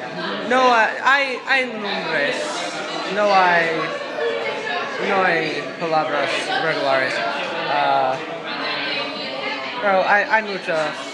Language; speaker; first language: Spanish; non-native, learner; English